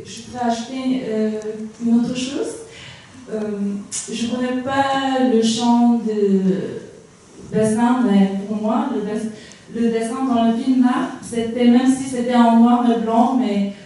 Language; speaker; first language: French; non-native, fluent; Korean